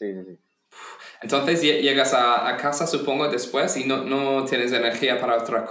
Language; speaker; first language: Spanish; non-native, fluent; English